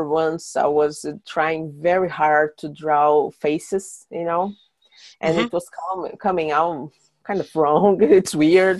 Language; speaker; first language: English; non-native, fluent; Portuguese